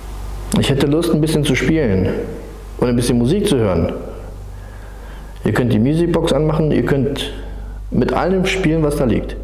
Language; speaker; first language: German; native; German